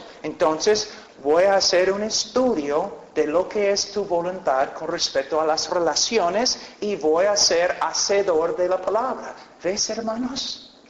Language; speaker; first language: Spanish; non-native, fluent; English